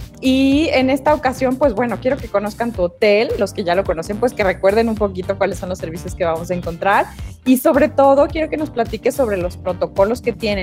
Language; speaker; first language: Spanish; native; Spanish